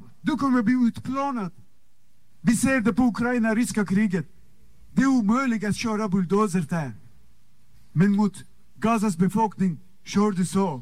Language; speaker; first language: Swedish; non-native, fluent; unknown